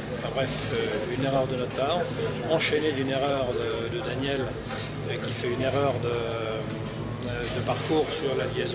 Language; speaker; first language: French; native; French